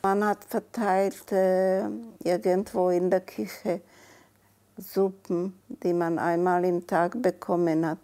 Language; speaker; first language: German; non-native, fluent; Czech